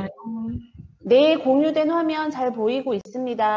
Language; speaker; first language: Korean; native; Korean